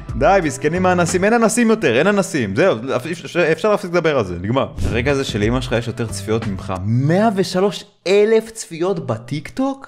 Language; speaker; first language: Hebrew; native; Hebrew